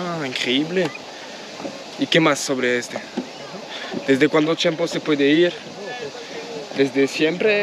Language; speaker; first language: Spanish; non-native, learner; French